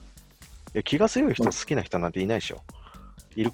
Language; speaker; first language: Japanese; native; Japanese